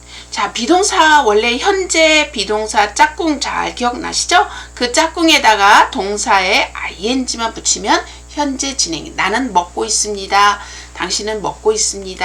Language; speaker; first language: Korean; native; Korean